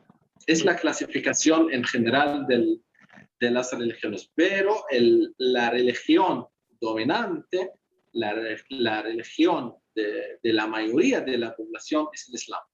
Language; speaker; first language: Spanish; non-native, fluent; Arabic